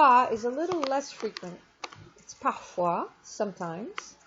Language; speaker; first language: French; non-native, fluent; English